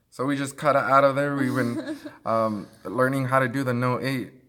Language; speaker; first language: English; early bilingual, other home language; Spanish